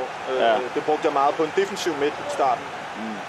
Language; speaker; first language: Danish; native; Danish